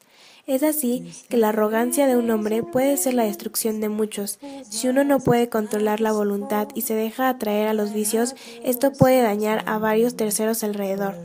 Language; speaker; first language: Spanish; native; Spanish